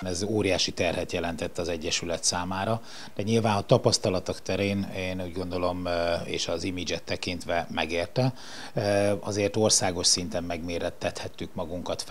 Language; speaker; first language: Hungarian; native; Hungarian